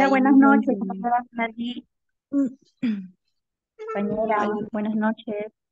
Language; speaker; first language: Spanish; native; Spanish